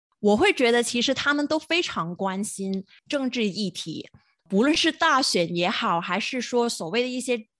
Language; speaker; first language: Chinese; non-native, local second language; Cantonese